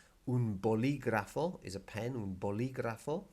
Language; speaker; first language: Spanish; non-native, fluent; English